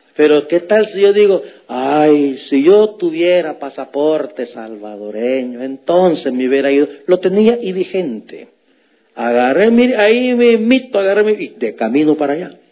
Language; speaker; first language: Spanish; native; Spanish